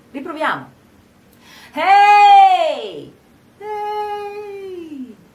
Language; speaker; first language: Italian; native; Italian